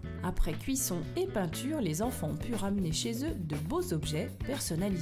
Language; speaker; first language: French; native; French